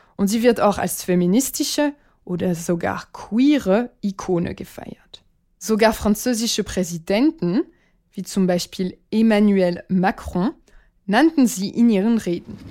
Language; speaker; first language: German; non-native, fluent; French